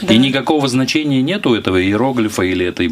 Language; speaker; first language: Russian; native; Russian